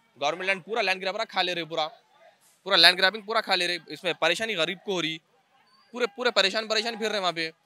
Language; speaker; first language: Hindi; non-native, local second language; Telugu